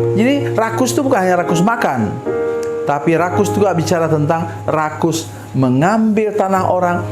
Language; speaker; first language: Indonesian; non-native, local second language; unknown